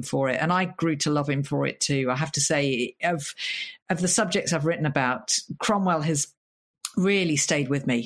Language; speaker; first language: English; native; English